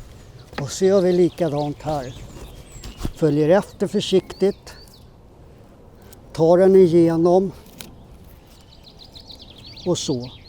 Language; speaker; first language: Swedish; native; Swedish